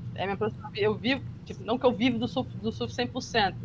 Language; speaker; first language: Portuguese; native; Portuguese